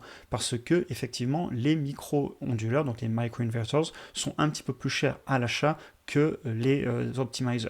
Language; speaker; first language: French; native; French